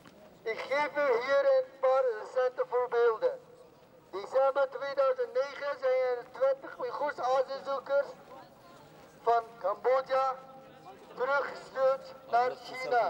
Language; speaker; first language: Dutch; non-native, fluent; Uyghur